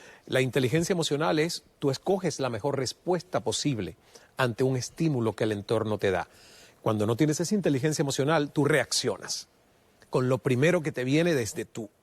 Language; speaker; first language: Spanish; native; Spanish